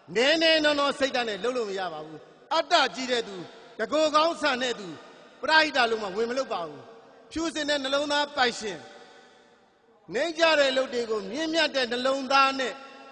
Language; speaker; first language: Burmese; native; Burmese